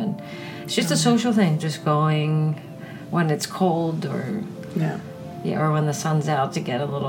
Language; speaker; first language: English; early bilingual, other home language; Icelandic